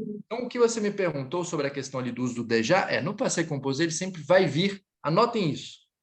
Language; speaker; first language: Portuguese; native; Portuguese